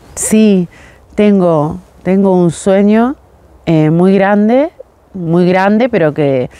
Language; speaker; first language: Spanish; native; Spanish